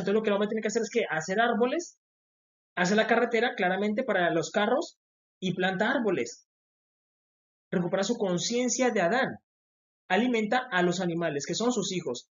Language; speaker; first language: Spanish; native; Spanish